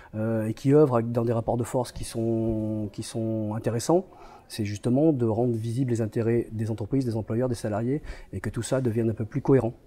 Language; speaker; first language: French; native; French